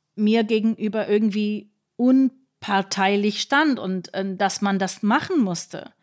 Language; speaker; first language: German; non-native, fluent; English